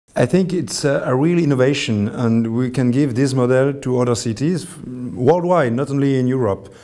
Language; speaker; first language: English; non-native, fluent; French